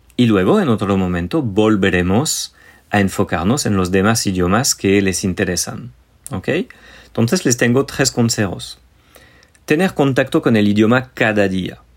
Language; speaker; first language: Spanish; non-native, fluent; French